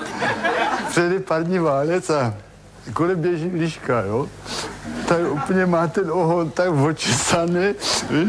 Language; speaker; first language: Czech; native; Czech